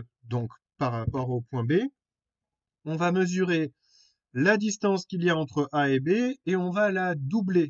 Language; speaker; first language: French; native; French